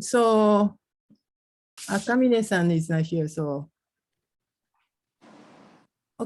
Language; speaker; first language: English; non-native, learner; Japanese